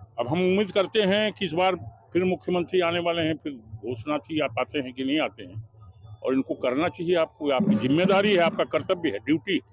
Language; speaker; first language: Hindi; native; Hindi